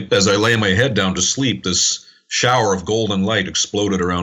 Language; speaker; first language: English; native; English